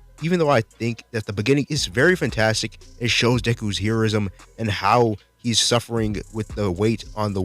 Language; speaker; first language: English; native; English